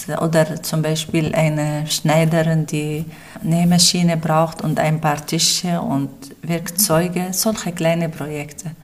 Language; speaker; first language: German; non-native, fluent; Arabic